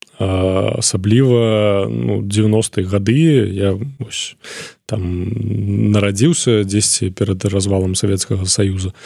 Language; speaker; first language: Belarusian; non-native, local second language; Russian